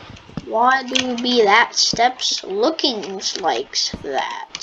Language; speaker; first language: English; native; English